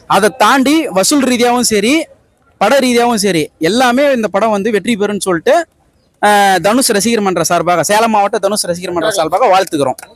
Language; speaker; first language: Tamil; native; Tamil